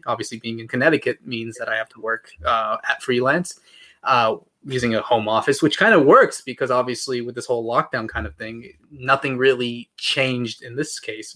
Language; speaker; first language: English; native; English